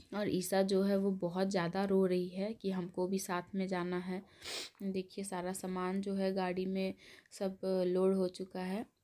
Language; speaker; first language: Hindi; native; Hindi